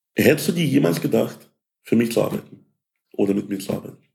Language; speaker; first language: German; early bilingual, other home language; Ukrainian